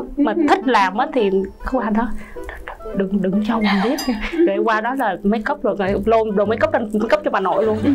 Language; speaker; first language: Vietnamese; native; Vietnamese